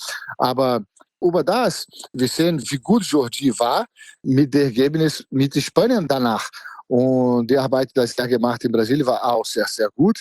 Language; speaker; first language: German; non-native, fluent; Portuguese